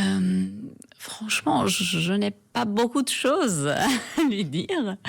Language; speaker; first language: French; non-native, fluent; Persian